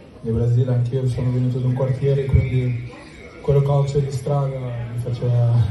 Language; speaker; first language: Italian; non-native, learner; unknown